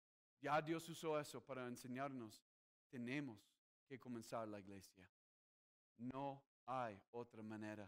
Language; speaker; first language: Spanish; non-native, fluent; English